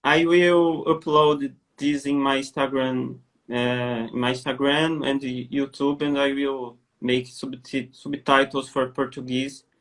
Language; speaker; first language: English; non-native, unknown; Portuguese